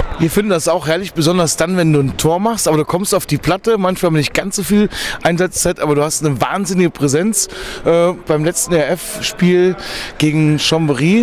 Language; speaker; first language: German; native; German